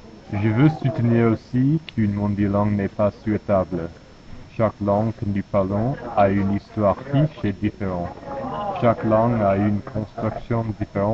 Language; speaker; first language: French; non-native, learner; English